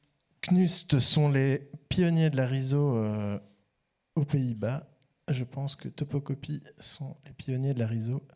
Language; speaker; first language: French; native; French